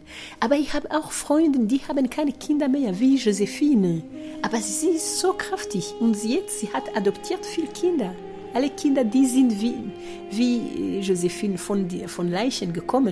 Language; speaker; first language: German; non-native, fluent; Kinyarwanda